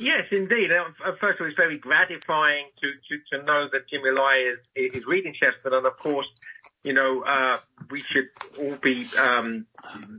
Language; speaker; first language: English; native; English